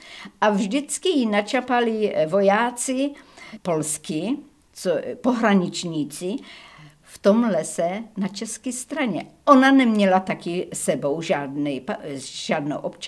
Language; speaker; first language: Czech; early bilingual, heritage; Czech